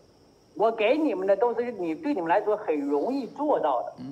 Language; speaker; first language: Chinese; native; Chinese